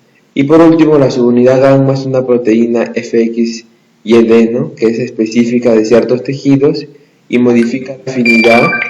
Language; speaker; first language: Spanish; native; Spanish